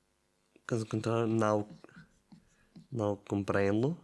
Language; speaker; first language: Portuguese; non-native, learner; Italian